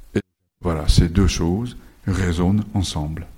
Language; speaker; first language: French; non-native, fluent; Japanese